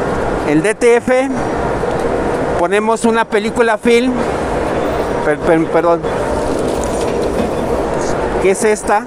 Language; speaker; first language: Spanish; native; Spanish